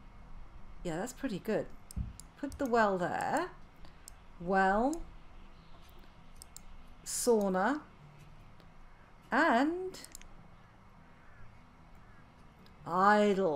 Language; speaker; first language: English; native; English